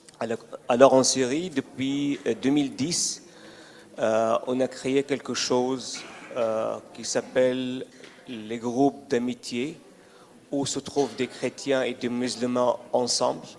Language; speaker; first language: French; non-native, fluent; Arabic